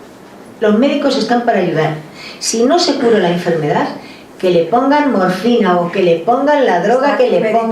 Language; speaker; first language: Spanish; native; Spanish